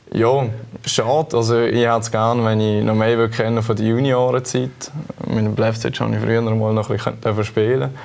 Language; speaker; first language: German; native; German